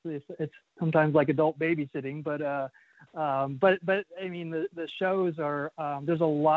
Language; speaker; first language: English; native; English